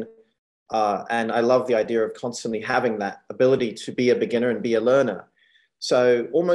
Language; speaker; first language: English; native; English